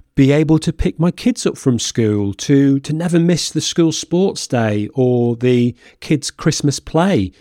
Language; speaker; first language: English; native; English